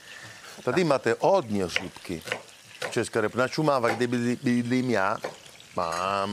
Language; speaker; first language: Czech; non-native, learner; Italian